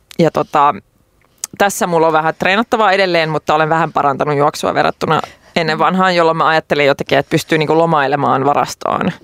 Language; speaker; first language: Finnish; non-native, local second language; Swedish